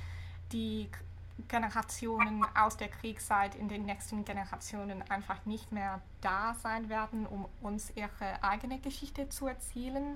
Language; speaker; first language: German; non-native, fluent; English